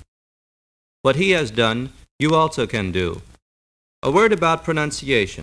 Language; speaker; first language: English; native; English